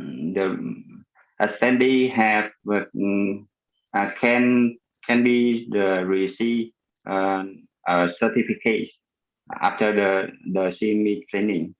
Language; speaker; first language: English; non-native, fluent; Vietnamese